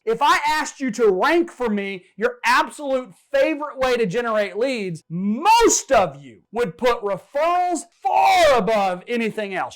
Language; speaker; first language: English; native; English